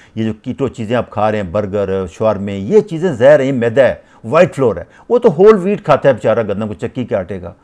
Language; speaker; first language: Urdu; native; Urdu